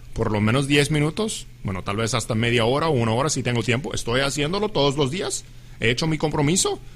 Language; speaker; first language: Spanish; non-native, fluent; English